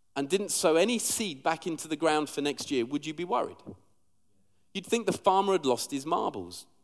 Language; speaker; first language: English; native; English